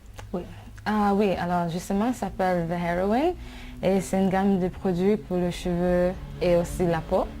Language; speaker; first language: French; non-native, fluent; English